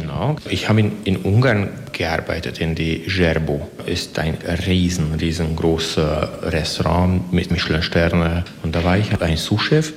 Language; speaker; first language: German; non-native, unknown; Hungarian